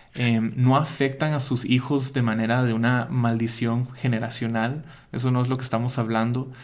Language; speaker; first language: Spanish; early bilingual, heritage; Spanish